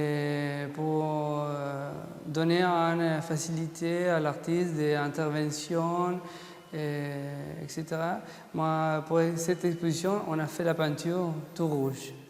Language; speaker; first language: French; non-native, fluent; Spanish